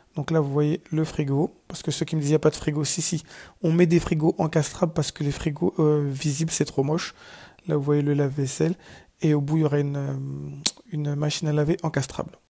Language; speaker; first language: French; native; French